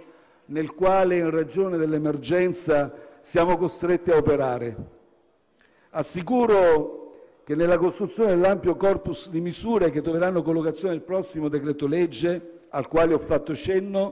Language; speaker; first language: Italian; native; Italian